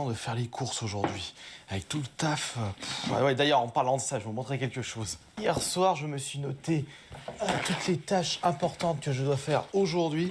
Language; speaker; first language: French; native; French